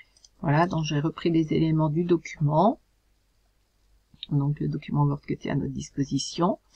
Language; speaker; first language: French; native; French